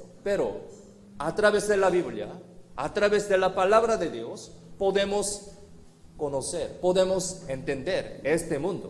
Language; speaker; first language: Spanish; non-native, fluent; Korean